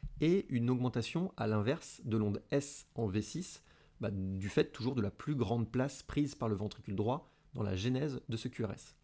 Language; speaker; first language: French; native; French